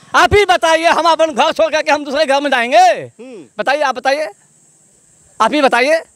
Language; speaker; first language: Hindi; native; Hindi